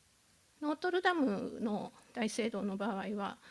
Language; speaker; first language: Japanese; native; Japanese